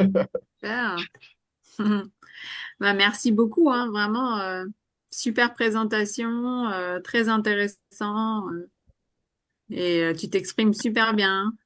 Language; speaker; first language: French; non-native, fluent; Spanish